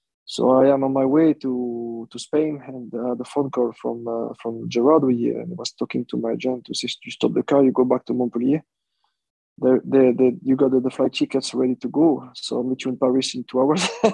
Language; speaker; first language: English; non-native, fluent; French